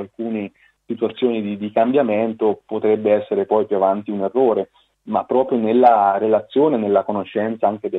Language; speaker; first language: Italian; native; Italian